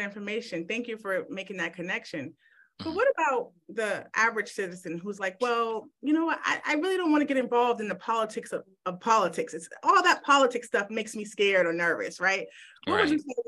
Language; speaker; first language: English; native; English